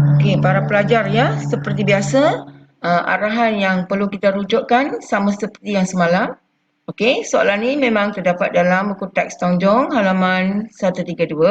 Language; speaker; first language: Malay; non-native, local second language; Chinese